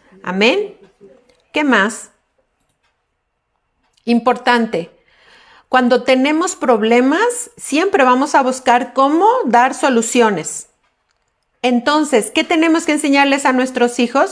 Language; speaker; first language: Spanish; native; Spanish